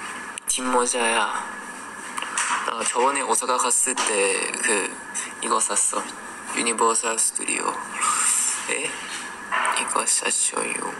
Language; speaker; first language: Korean; non-native, learner; Thai